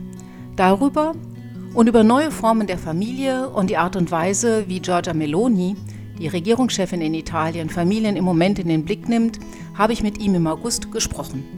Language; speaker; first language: German; native; German